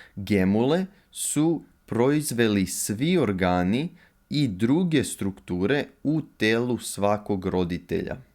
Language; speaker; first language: Serbian; native; Serbian